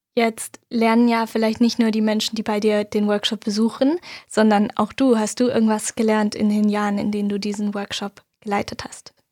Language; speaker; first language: German; native; German